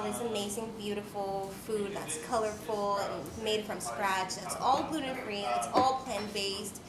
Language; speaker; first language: English; non-native, fluent; Spanish